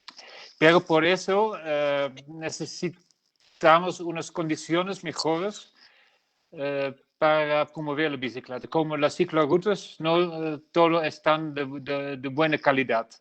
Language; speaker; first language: Spanish; non-native, learner; Dutch